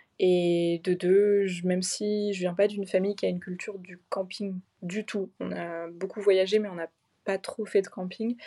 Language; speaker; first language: French; native; French